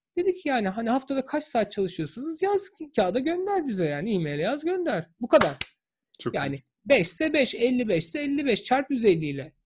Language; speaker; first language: Turkish; native; Turkish